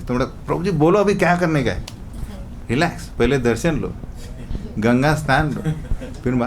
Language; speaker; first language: Hindi; non-native, local second language; Marathi